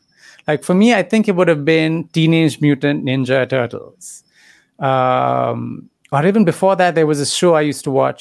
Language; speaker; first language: English; non-native, local second language; Tamil